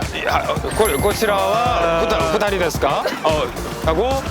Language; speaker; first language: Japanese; non-native, learner; Korean